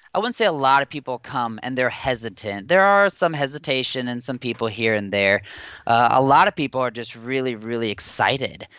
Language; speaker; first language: English; native; English